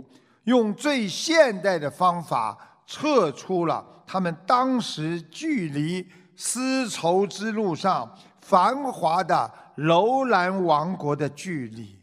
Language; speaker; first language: Chinese; native; Chinese